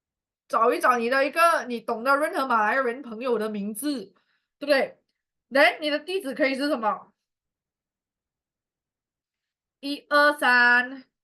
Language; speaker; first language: Chinese; native; Chinese